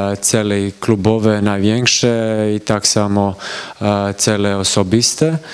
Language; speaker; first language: Polish; non-native, learner; Croatian